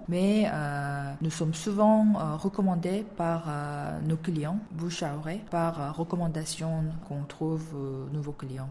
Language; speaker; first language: French; non-native, fluent; Korean